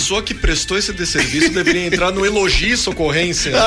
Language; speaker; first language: Portuguese; native; Portuguese